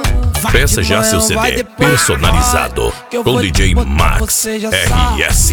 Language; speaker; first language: Portuguese; native; Portuguese